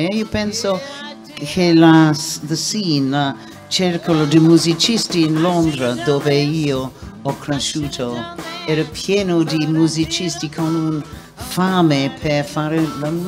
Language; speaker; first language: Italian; non-native, learner; English